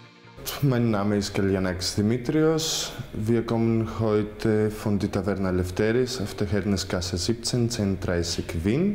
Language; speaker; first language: German; non-native, fluent; Greek